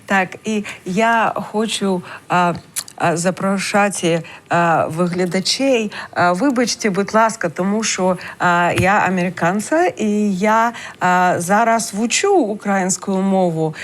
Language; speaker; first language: Ukrainian; non-native, learner; English